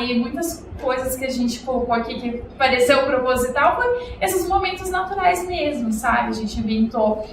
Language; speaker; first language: Portuguese; native; Portuguese